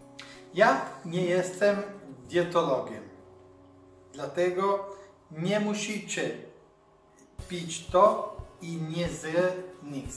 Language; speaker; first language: Polish; non-native, learner; Italian